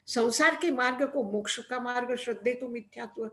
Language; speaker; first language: Hindi; non-native, local second language; Gujarati